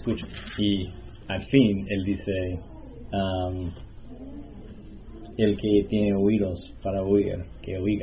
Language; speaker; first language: Spanish; non-native, learner; English